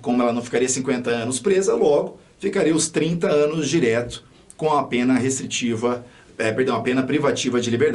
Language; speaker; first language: Portuguese; native; Portuguese